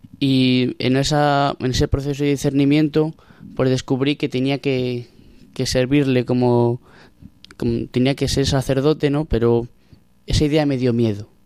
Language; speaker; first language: Spanish; native; Spanish